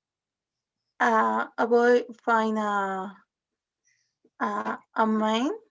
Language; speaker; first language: English; non-native, learner; Spanish